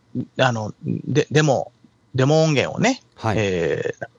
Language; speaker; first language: Japanese; native; Japanese